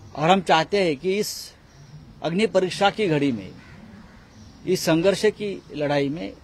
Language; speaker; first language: Hindi; non-native, local second language; Marathi